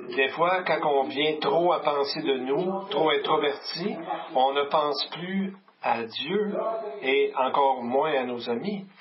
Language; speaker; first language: French; native; French